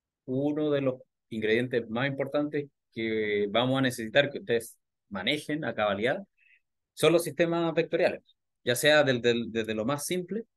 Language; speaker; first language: Spanish; native; Spanish